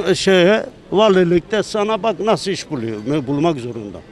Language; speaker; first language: Turkish; native; Turkish